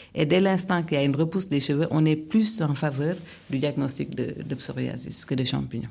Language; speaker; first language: French; non-native, local second language; Wolof